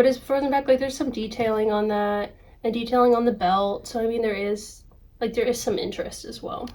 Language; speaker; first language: English; native; English